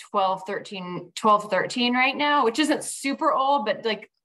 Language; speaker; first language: English; native; English